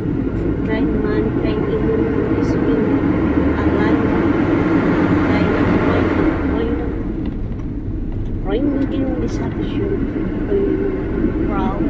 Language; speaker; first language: German; non-native, learner; Filipino